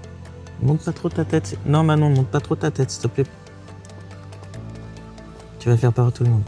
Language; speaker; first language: French; native; French